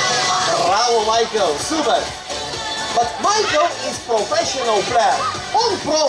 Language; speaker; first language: Russian; non-native, learner; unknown